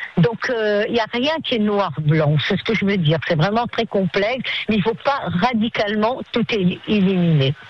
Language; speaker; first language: French; native; French